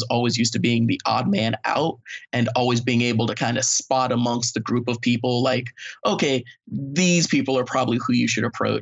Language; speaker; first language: English; native; English